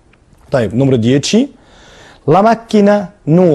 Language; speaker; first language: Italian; non-native, fluent; Arabic